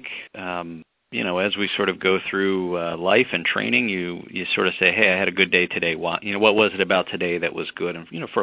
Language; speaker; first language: English; native; English